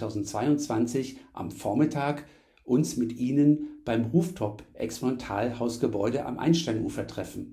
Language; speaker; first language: German; native; German